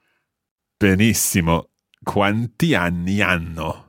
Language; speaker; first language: Italian; non-native, fluent; English